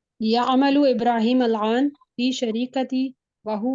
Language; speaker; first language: Arabic; non-native, learner; Urdu